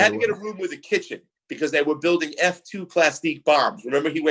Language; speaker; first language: English; native; English